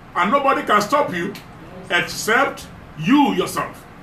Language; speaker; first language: English; non-native, local second language; Yoruba